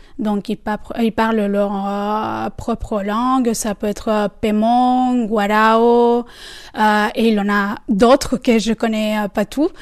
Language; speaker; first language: French; non-native, fluent; Spanish